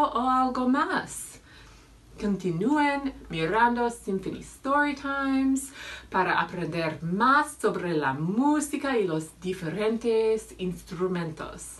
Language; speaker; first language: Spanish; non-native, fluent; English